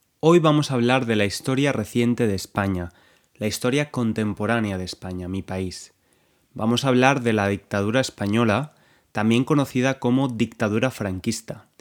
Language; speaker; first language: Spanish; native; Spanish